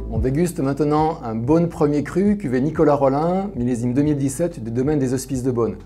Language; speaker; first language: French; native; French